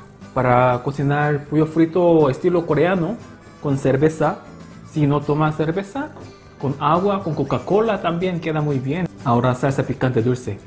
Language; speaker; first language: Spanish; non-native, local second language; Korean